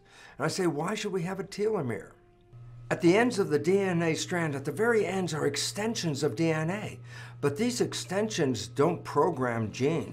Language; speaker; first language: English; native; English